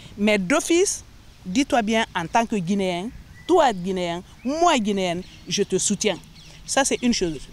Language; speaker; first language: French; non-native, local second language; Mandingo